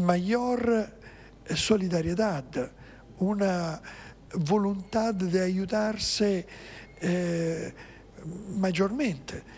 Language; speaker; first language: Spanish; non-native, fluent; Italian